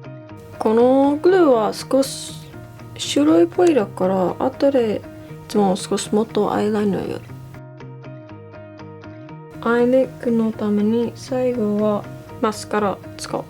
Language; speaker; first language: Japanese; non-native, learner; English